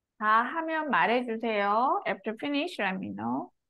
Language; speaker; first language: Korean; native; Korean